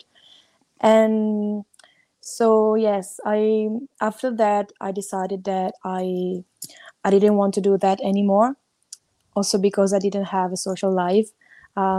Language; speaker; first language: English; non-native, fluent; Italian